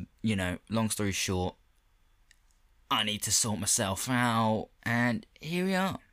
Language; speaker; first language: English; native; English